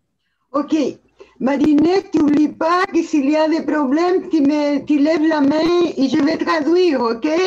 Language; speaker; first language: French; non-native, fluent; Spanish